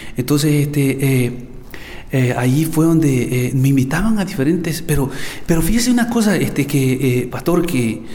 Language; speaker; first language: Spanish; native; Spanish